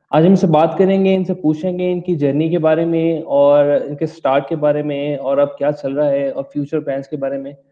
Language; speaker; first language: Urdu; native; Urdu